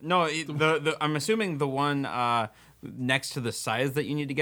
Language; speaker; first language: English; native; English